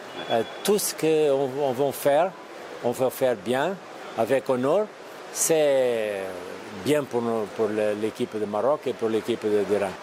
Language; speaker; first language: French; non-native, fluent; Portuguese